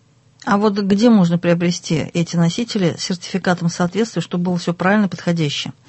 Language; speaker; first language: Russian; native; Russian